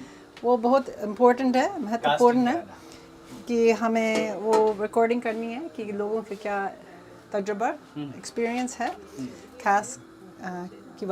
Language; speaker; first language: Hindi; non-native, fluent; English